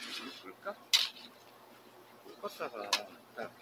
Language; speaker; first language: Korean; native; Korean